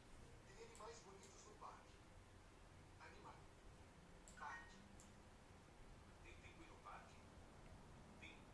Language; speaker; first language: Portuguese; non-native, learner; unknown